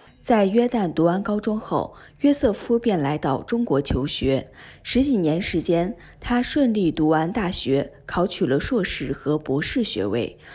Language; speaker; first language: Chinese; native; Chinese